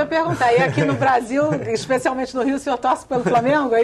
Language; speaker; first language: Portuguese; native; Portuguese